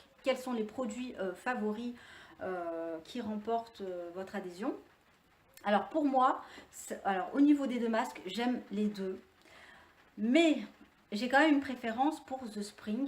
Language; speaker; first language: French; native; French